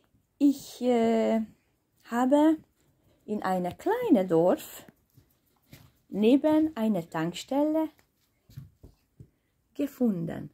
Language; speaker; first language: German; non-native, learner; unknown